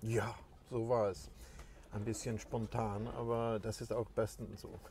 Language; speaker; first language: German; non-native, fluent; Swedish